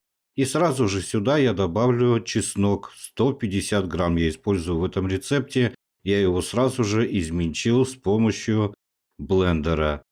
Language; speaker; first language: Russian; native; Russian